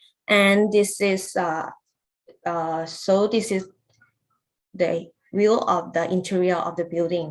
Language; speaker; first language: English; non-native, learner; Lao